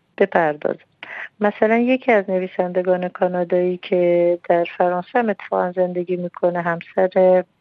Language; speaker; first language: Persian; non-native, local second language; Armenian